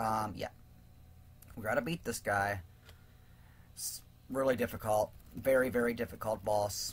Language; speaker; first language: English; native; English